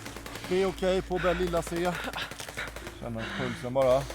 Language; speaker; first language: Swedish; native; Swedish